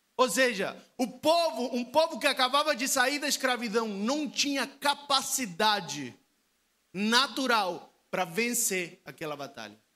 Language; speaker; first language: Portuguese; non-native, fluent; Spanish